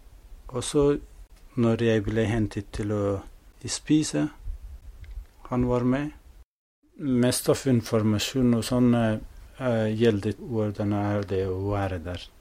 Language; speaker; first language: Norwegian; non-native, fluent; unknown